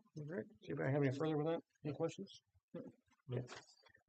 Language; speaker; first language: English; native; English